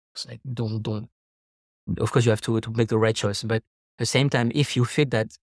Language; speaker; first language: English; non-native, fluent; French